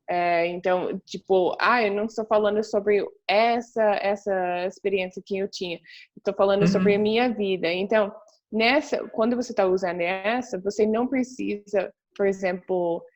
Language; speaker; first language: Portuguese; non-native, fluent; English